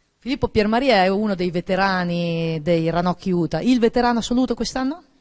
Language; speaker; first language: Italian; native; Italian